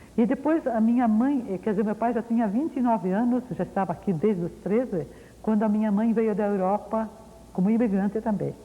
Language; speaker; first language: Portuguese; early bilingual, other home language; Ukrainian